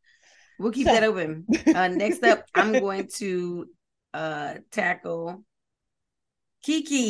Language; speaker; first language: English; native; English